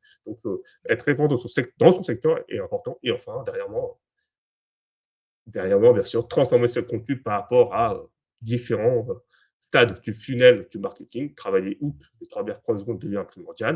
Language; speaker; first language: French; native; French